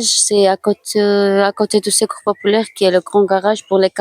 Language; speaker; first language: French; non-native, fluent; Georgian